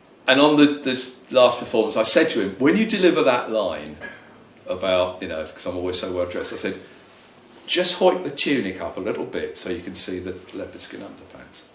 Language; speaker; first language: English; native; English